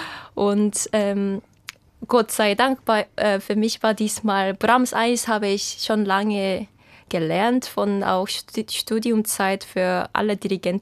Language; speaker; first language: German; non-native, fluent; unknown